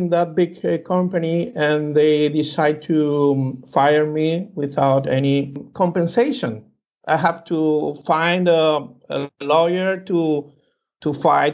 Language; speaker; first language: English; non-native, learner; Spanish